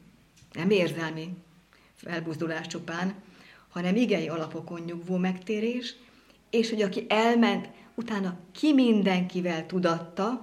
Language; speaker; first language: Hungarian; native; Hungarian